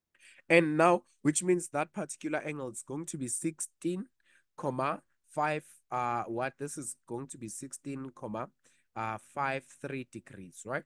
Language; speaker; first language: English; non-native, local second language; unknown